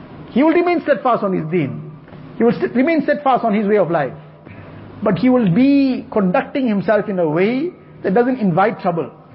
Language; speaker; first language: English; native; English